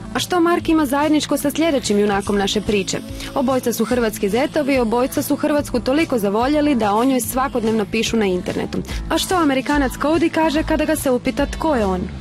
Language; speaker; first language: Croatian; native; Croatian